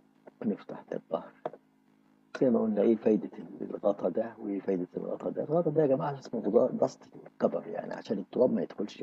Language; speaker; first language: Arabic; native; Arabic